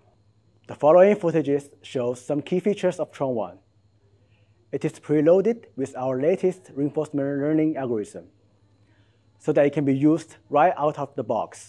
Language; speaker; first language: English; non-native, fluent; Chinese